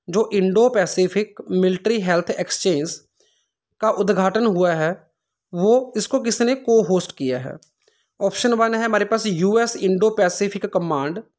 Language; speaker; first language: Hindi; non-native, local second language; Punjabi